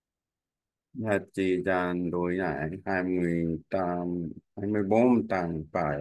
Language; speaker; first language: Vietnamese; non-native, learner; Korean